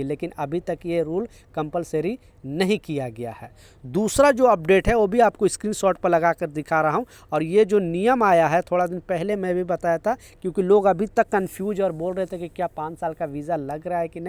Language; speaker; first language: Hindi; native; Hindi